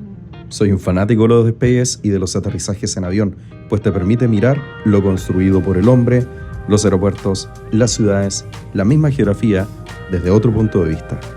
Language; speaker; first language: Spanish; native; Spanish